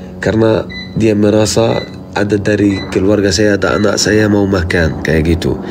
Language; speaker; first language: Indonesian; non-native, fluent; Arabic